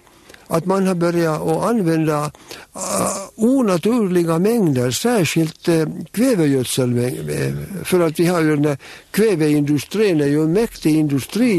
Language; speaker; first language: Swedish; native; Swedish